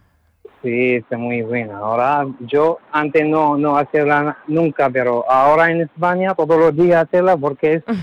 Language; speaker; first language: Spanish; non-native, learner; Arabic